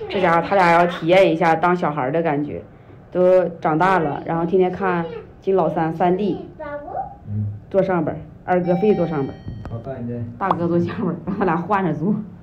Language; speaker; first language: Chinese; native; Chinese